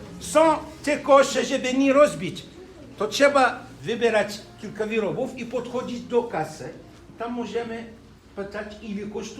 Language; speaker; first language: Polish; non-native, learner; Arabic